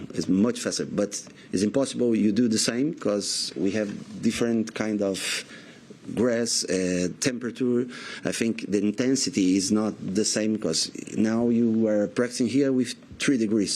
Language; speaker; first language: English; non-native, learner; Portuguese